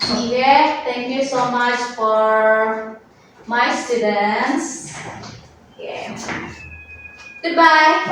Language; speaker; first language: English; non-native, learner; Indonesian